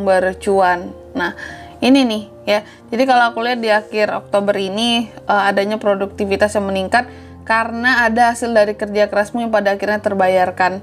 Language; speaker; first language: Indonesian; native; Indonesian